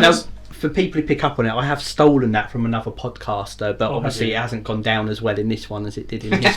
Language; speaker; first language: English; native; English